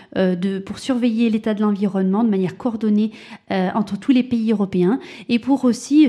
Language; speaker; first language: French; native; French